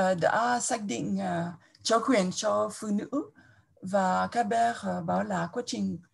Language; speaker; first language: Vietnamese; non-native, fluent; French